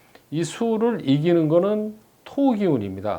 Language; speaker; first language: Korean; native; Korean